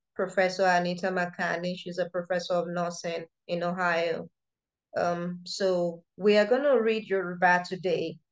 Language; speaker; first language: English; non-native, local second language; Yoruba